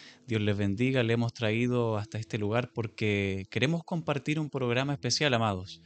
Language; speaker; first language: Spanish; native; Spanish